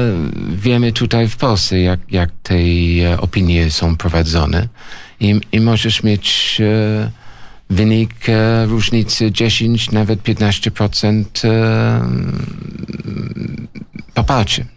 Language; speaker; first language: Polish; non-native, fluent; English